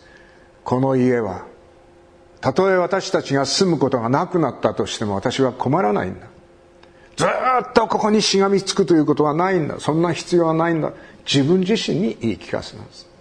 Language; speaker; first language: Japanese; native; Japanese